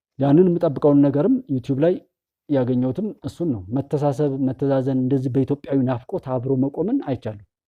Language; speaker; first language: Amharic; native; Amharic